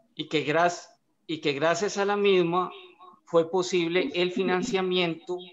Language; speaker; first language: Spanish; native; Spanish